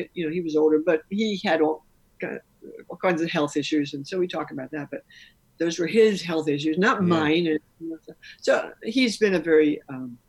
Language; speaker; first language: English; native; English